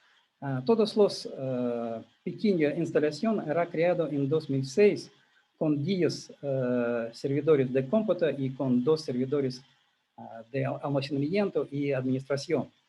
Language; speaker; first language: Spanish; non-native, learner; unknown